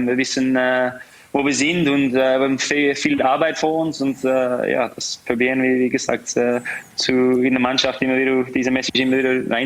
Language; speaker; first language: German; non-native, fluent; English